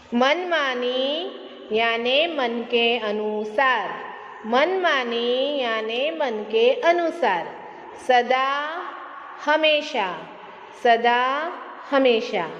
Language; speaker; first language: Hindi; non-native, local second language; Gujarati